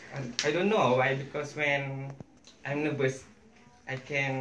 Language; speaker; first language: English; non-native, learner; Malay